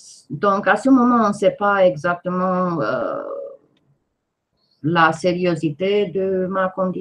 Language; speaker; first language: French; non-native, fluent; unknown